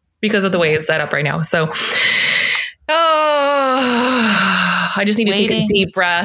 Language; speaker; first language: English; native; English